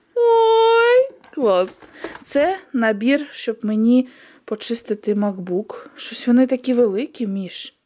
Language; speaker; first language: Ukrainian; non-native, local second language; Russian